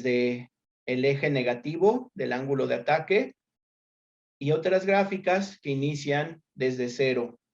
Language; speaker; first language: Spanish; native; Spanish